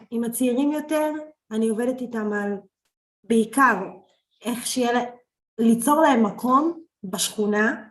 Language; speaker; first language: Hebrew; early bilingual, other home language; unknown